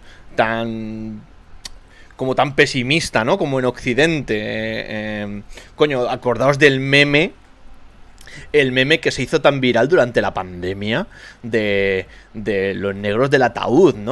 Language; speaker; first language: Spanish; native; Spanish